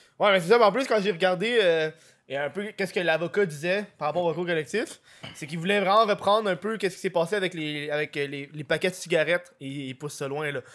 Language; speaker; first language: French; native; French